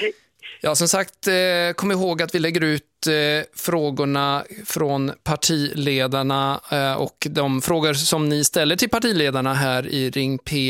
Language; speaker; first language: Swedish; native; Swedish